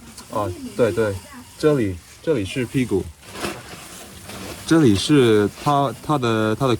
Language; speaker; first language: Chinese; non-native, learner; Cantonese